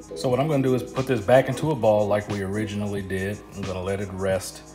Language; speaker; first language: English; native; English